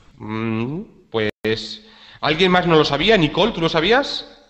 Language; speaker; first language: Spanish; native; Spanish